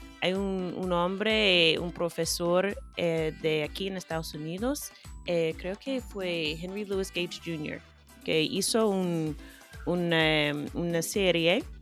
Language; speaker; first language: Spanish; non-native, fluent; English